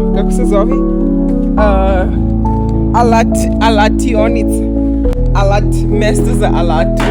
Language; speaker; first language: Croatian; non-native, learner; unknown